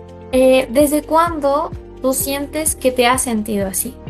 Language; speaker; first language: Spanish; native; Spanish